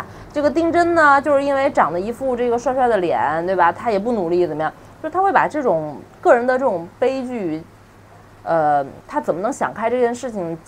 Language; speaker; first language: Chinese; native; Chinese